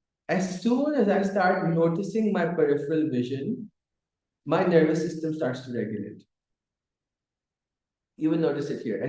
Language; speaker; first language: English; non-native, local second language; Urdu